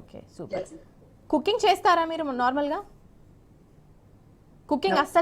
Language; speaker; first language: Telugu; native; Telugu